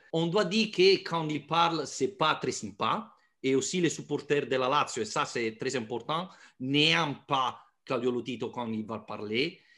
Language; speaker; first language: French; non-native, fluent; Italian